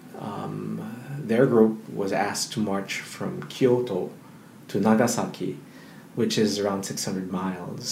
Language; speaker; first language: English; non-native, local second language; Filipino